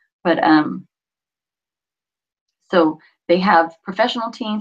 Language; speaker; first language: English; native; English